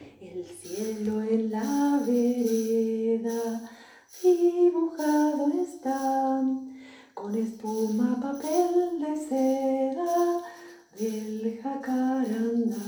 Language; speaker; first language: Spanish; native; Spanish